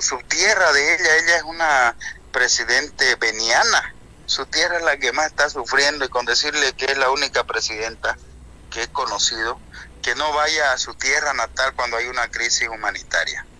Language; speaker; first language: Spanish; native; Spanish